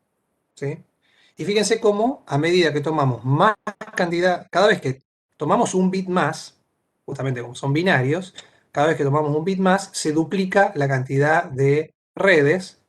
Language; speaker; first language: Spanish; native; Spanish